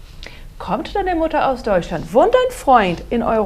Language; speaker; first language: German; non-native, fluent; Portuguese